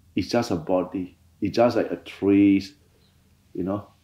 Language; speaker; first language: English; non-native, fluent; Thai